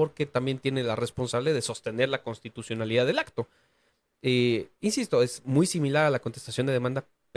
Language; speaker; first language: Spanish; native; Spanish